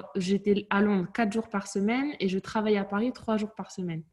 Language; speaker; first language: French; native; French